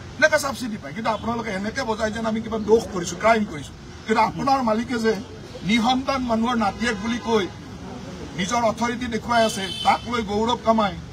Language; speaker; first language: Assamese; native; Assamese